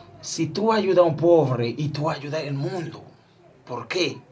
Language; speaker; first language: Spanish; non-native, learner; Haitian Creole